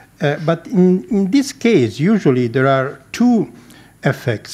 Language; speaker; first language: English; non-native, fluent; Italian